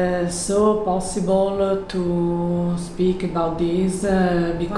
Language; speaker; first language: English; non-native, learner; Italian